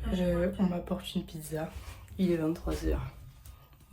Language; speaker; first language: French; native; French